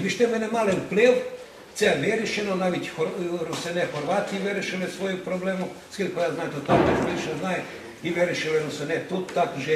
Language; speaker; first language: Ukrainian; early bilingual, heritage; Ukrainian